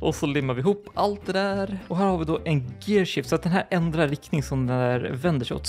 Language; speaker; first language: Swedish; native; Swedish